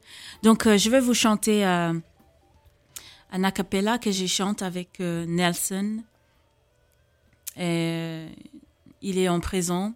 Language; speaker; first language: French; non-native, fluent; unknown